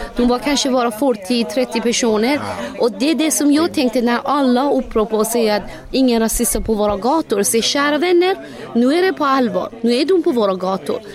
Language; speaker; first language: Swedish; non-native, fluent; Persian